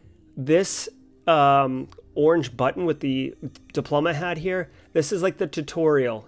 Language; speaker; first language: English; native; English